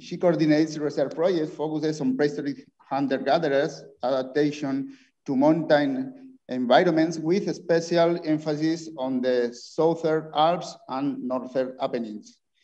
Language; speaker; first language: English; non-native, learner; Spanish